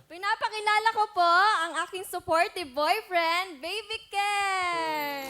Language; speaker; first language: Filipino; native; Filipino